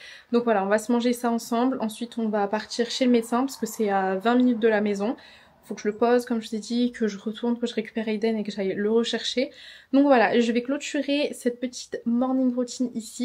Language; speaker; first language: French; native; French